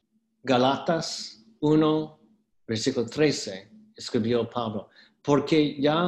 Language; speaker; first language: Spanish; non-native, fluent; English